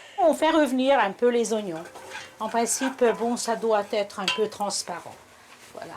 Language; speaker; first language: French; non-native, fluent; Hungarian